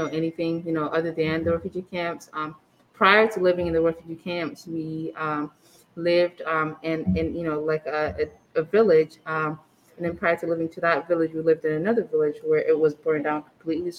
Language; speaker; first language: English; early bilingual, other home language; Arabic